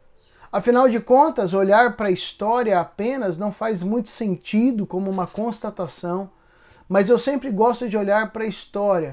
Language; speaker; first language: Portuguese; native; Portuguese